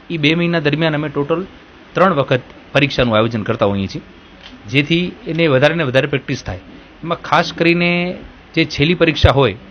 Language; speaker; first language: Gujarati; native; Gujarati